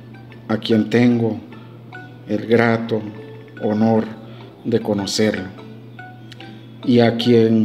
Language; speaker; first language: Spanish; native; Spanish